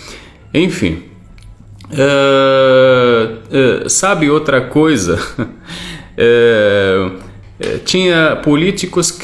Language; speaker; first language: Portuguese; non-native, fluent; Arabic